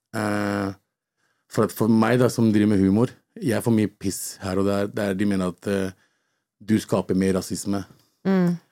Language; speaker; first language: Norwegian; early bilingual, other home language; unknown